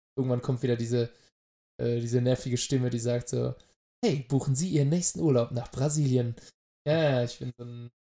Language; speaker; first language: German; native; German